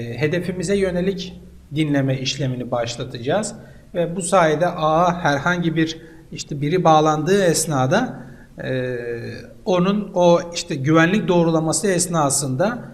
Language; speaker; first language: Turkish; native; Turkish